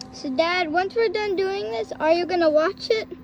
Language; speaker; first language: English; native; English